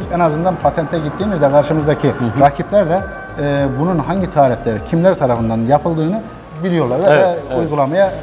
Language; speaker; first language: Turkish; native; Turkish